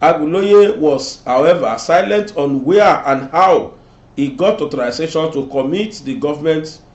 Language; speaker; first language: English; non-native, local second language; Yoruba